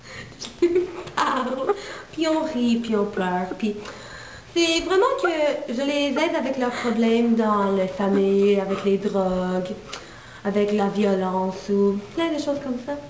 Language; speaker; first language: French; non-native, local second language; English